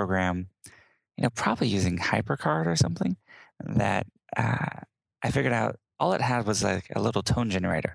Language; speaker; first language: English; native; English